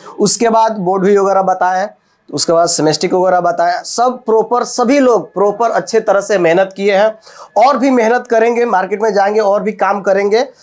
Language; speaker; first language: Hindi; native; Hindi